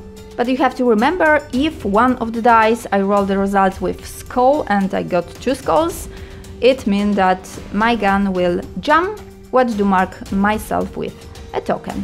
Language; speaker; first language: English; non-native, fluent; Polish